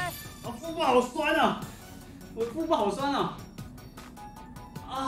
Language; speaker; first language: Chinese; native; Chinese